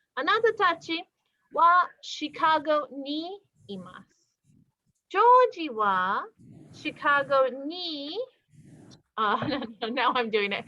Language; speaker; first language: Japanese; non-native, fluent; English